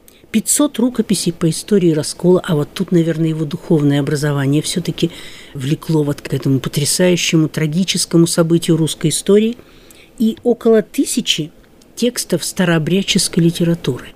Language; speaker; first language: Russian; native; Russian